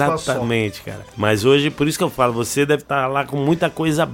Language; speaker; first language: Portuguese; native; Portuguese